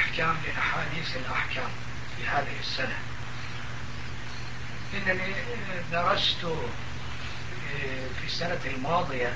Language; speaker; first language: Arabic; non-native, fluent; Turkish